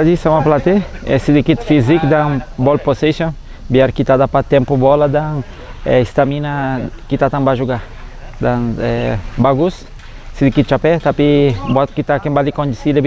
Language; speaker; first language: Indonesian; non-native, fluent; Portuguese